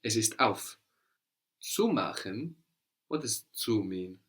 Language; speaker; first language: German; non-native, fluent; English